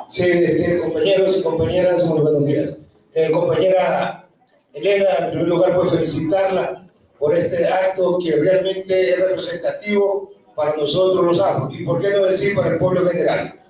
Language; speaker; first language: Spanish; non-native, fluent; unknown